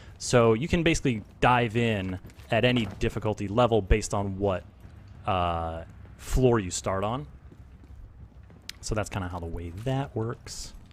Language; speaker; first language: English; native; English